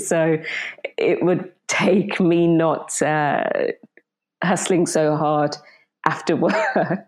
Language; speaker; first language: English; native; English